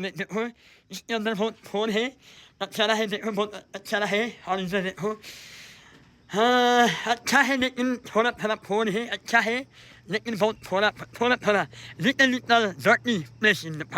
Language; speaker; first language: Hindi; non-native, fluent; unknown